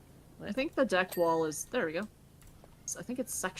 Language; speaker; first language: English; native; English